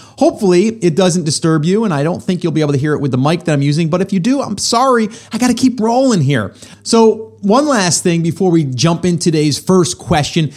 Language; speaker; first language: English; native; English